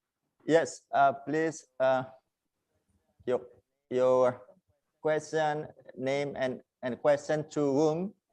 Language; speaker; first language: English; non-native, learner; Indonesian